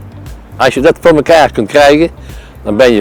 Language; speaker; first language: Dutch; native; Dutch